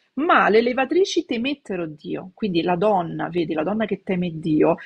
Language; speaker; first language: Italian; native; Italian